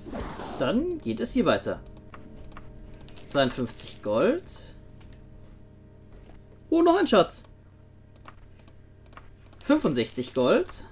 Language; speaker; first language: German; native; German